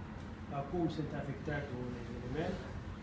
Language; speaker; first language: Romanian; non-native, learner; Arabic